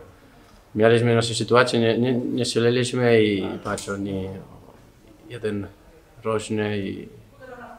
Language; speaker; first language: Polish; non-native, learner; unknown